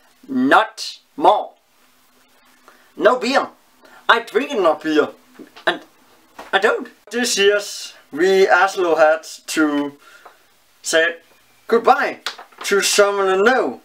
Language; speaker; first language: English; non-native, learner; Danish